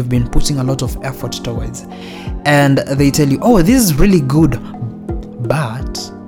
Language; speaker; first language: English; non-native, local second language; Swahili